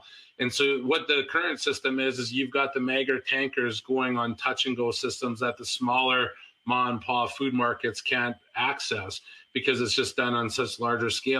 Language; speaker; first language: English; native; English